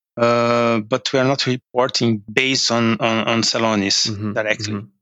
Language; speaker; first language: English; non-native, fluent; Portuguese